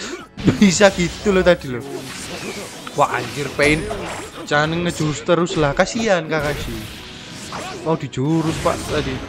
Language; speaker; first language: Indonesian; native; Indonesian